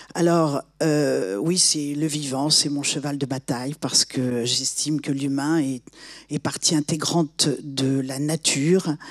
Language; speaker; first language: French; native; French